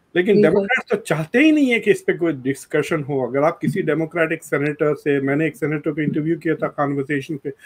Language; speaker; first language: Hindi; non-native, local second language; Urdu